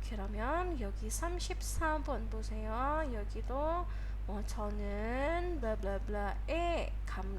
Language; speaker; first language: Korean; non-native, fluent; Indonesian